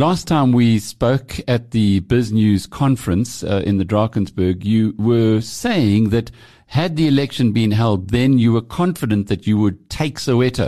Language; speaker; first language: English; native; English